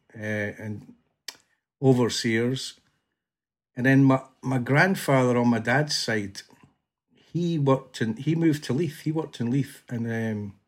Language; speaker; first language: English; native; English